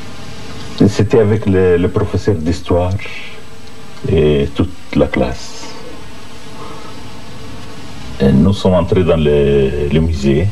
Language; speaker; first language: French; non-native, fluent; Arabic